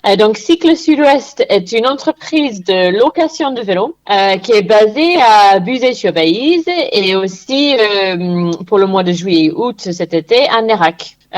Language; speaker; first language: French; non-native, fluent; English